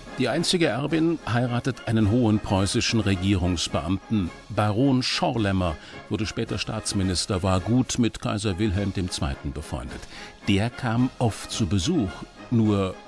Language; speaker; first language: German; native; German